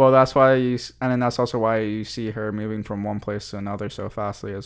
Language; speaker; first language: English; native; English